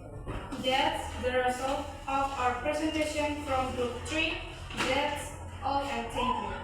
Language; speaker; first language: English; non-native, learner; Indonesian